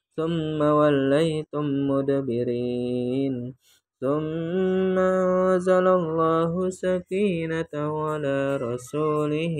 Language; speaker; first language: Arabic; non-native, fluent; Indonesian